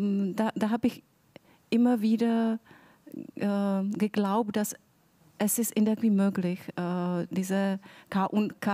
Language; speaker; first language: German; non-native, fluent; Czech